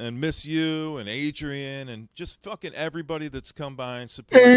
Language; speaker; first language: English; native; English